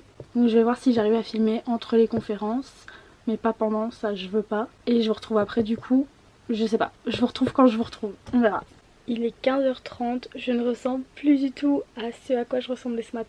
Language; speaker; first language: French; native; French